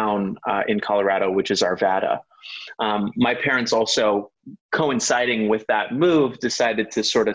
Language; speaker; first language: English; native; English